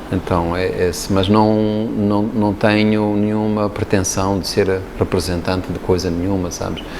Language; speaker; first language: Portuguese; native; Portuguese